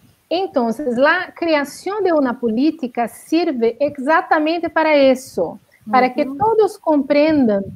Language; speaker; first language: Spanish; non-native, learner; Portuguese